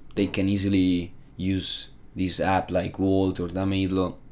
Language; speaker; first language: English; non-native, fluent; Italian